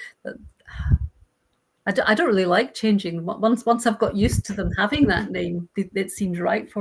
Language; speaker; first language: English; native; English